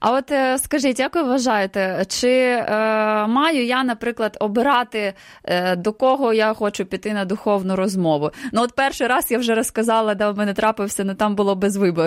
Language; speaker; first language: Ukrainian; native; Ukrainian